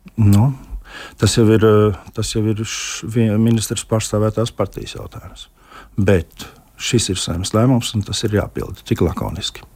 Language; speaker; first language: Latvian; native; Latvian